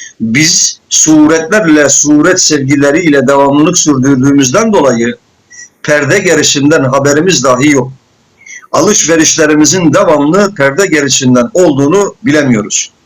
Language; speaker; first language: Turkish; native; Turkish